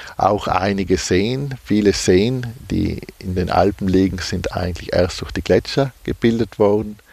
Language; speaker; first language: German; native; German